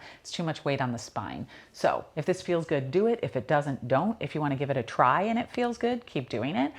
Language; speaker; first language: English; native; English